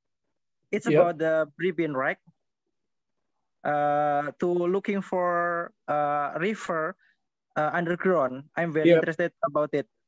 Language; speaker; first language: English; non-native, learner; Indonesian